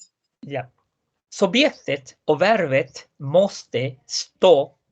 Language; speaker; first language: Swedish; non-native, fluent; Spanish